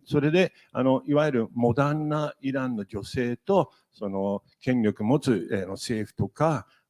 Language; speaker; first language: Japanese; native; Japanese